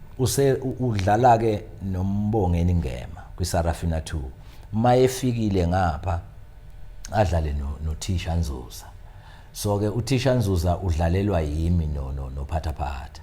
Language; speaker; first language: Zulu; native; Zulu